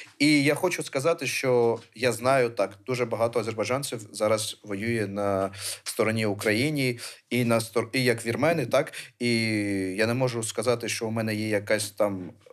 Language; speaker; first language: Ukrainian; early bilingual, other home language; Armenian